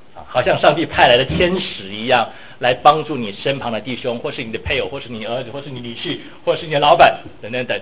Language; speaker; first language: Chinese; native; Chinese